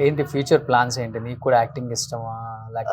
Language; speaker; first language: Telugu; native; Telugu